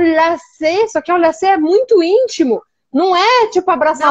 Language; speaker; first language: Portuguese; native; Portuguese